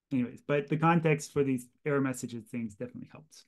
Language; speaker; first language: English; native; English